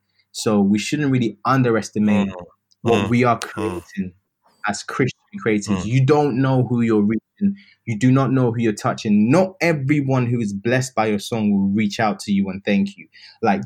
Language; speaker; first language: English; native; English